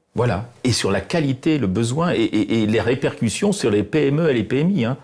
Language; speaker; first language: French; native; French